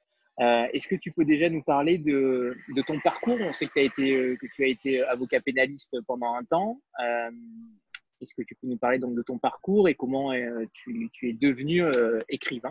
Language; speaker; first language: French; native; French